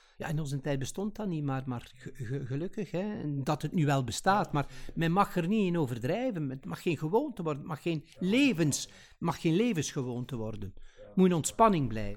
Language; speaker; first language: Dutch; native; Dutch